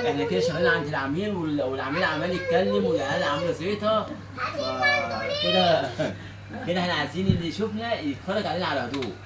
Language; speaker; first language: Arabic; native; Arabic